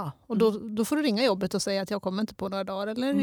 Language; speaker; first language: Swedish; native; Swedish